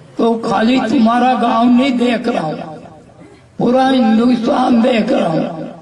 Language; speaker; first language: Hindi; native; Hindi